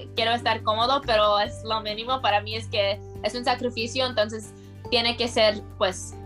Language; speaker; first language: Spanish; early bilingual, heritage; Spanish